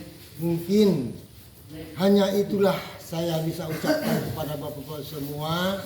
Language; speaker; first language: Indonesian; non-native, local second language; Sundanese